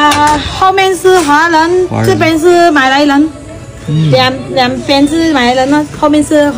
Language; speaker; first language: Chinese; non-native, local second language; Malay